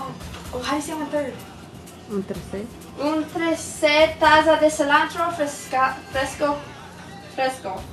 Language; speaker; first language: Spanish; non-native, learner; English